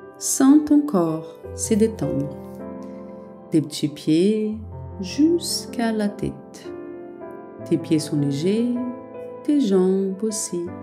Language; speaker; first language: French; non-native, fluent; Portuguese